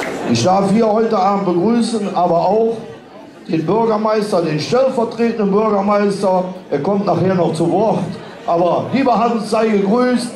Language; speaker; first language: German; native; German